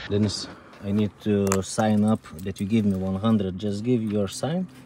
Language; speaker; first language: English; non-native, learner; Lithuanian